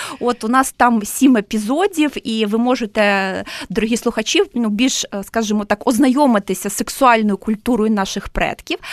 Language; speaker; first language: Ukrainian; native; Ukrainian